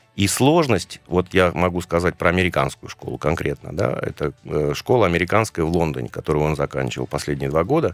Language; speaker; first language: Russian; native; Russian